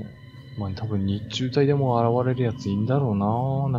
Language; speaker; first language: Japanese; native; Japanese